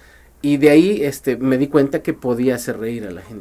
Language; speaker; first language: Spanish; native; Spanish